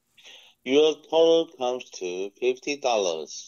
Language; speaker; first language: English; non-native, learner; Korean